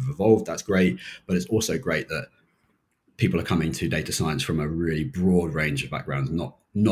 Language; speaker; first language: English; native; English